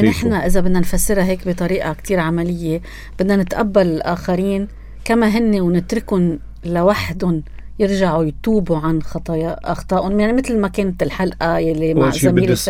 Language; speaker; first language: Arabic; native; Arabic